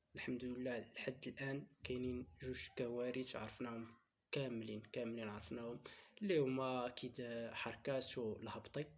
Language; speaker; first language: Arabic; native; Arabic